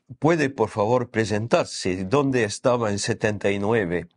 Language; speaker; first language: Spanish; non-native, learner; French